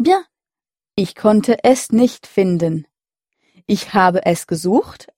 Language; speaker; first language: German; non-native, fluent; French